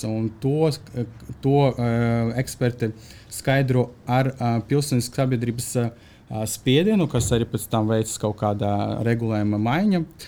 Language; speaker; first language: Latvian; non-native, local second language; Russian